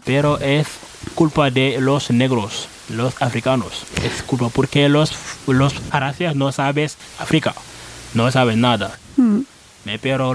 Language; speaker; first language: Spanish; non-native, learner; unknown